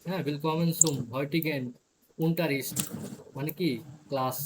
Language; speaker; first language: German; non-native, fluent; Bangla